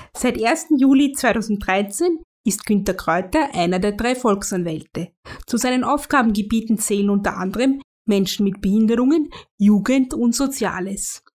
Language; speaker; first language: German; native; German